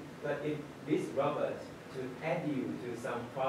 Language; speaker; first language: English; non-native, fluent; Chinese